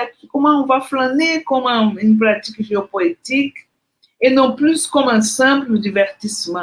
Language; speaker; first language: French; non-native, fluent; Portuguese